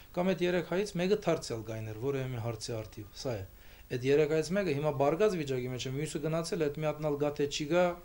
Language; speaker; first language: Armenian; early bilingual, heritage; Armenian